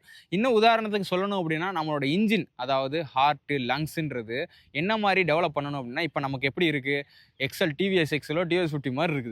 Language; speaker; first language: Tamil; native; Tamil